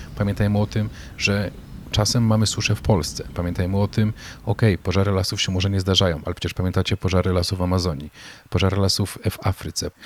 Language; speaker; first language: Polish; native; Polish